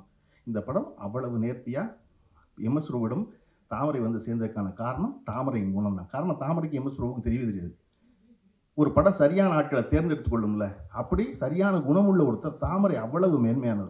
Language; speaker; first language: Tamil; native; Tamil